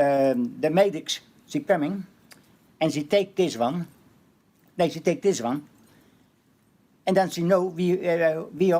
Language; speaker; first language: English; non-native, learner; Dutch